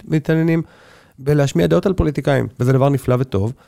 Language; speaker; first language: Hebrew; native; Hebrew